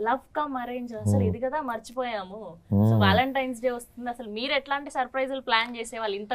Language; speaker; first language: Telugu; native; Telugu